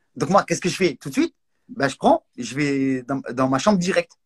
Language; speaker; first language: French; non-native, local second language; Arabic